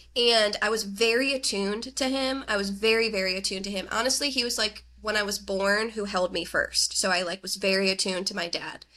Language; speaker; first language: English; native; English